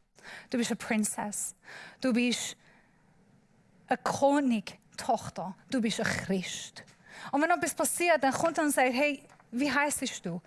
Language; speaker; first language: German; non-native, learner; Persian